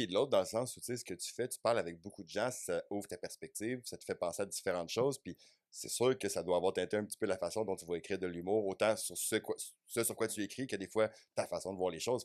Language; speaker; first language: French; native; French